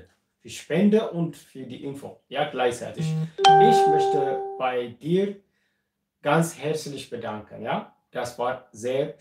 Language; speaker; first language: German; non-native, fluent; Amharic